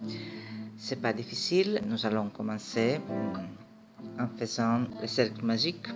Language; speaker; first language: French; non-native, fluent; Greek